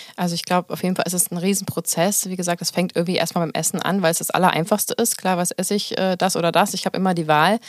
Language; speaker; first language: German; native; German